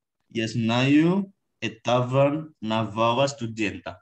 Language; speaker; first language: Russian; non-native, learner; Indonesian